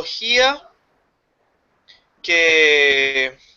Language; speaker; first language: Greek; non-native, learner; English